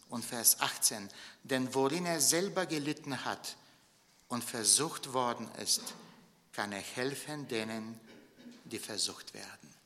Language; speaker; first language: German; non-native, fluent; Bulgarian